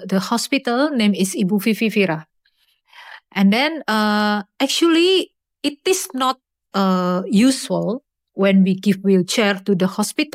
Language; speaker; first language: English; non-native, learner; Indonesian